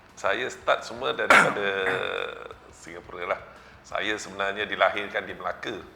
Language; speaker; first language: Malay; native; Malay